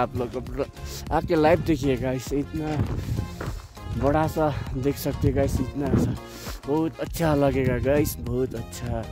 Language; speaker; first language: Hindi; non-native, local second language; Nepali